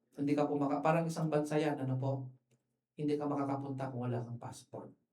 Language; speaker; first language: Filipino; non-native, local second language; Iloko